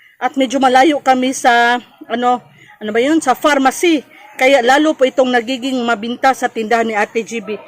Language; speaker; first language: Filipino; non-native, local second language; Cebuano